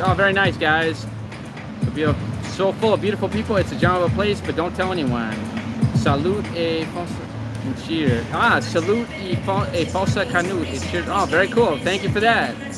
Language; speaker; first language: English; native; English